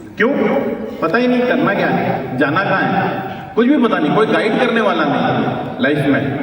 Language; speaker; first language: Hindi; native; Hindi